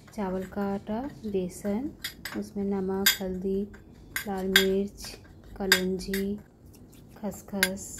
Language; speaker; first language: Hindi; non-native, local second language; Bangla